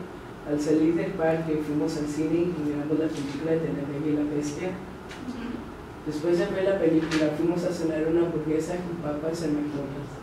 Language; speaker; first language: Spanish; non-native, learner; English